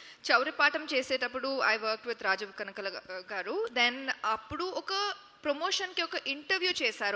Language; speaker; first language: Telugu; non-native, learner; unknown